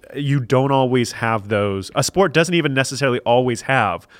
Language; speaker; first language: English; native; English